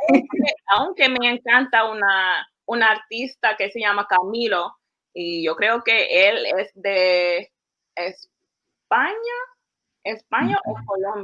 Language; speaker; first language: Spanish; early bilingual, heritage; English